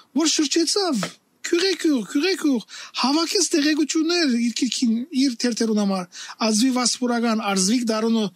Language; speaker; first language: Armenian; native; Armenian